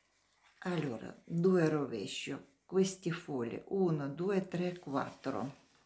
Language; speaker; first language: Italian; non-native, learner; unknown